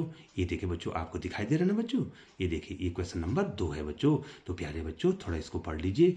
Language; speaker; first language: Hindi; native; Hindi